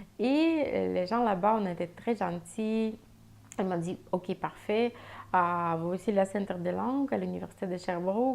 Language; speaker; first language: French; non-native, fluent; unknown